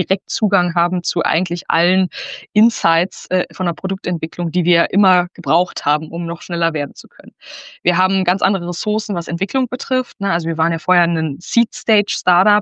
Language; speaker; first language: German; native; German